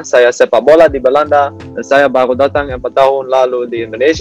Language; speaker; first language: Indonesian; non-native, learner; Dutch